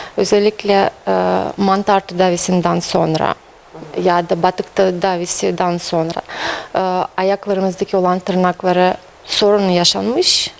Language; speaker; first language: Turkish; non-native, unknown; Russian